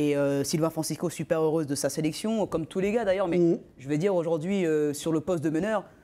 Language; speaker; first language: French; native; French